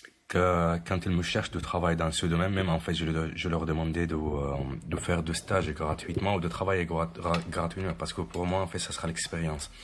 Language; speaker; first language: French; non-native, fluent; Arabic